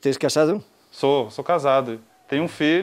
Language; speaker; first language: Spanish; non-native, learner; Portuguese